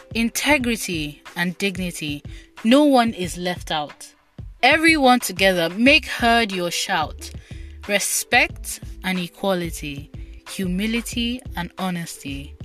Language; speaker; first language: English; non-native, local second language; Igbo